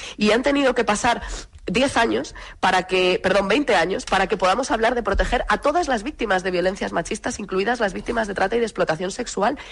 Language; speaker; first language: Spanish; native; Spanish